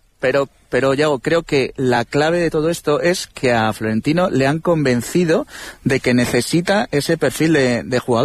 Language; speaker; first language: Spanish; native; Spanish